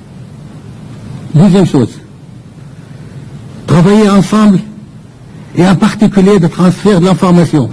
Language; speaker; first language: French; non-native, fluent; Persian